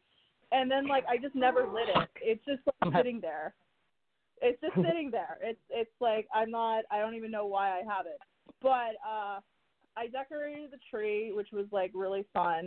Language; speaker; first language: English; early bilingual, other home language; Spanish